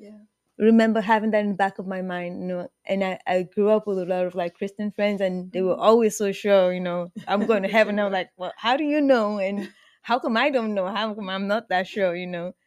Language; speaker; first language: English; non-native, local second language; Yoruba